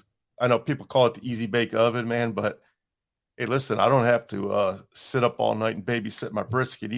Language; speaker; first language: English; native; English